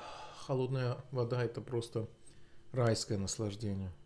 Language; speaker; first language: Russian; non-native, fluent; Azerbaijani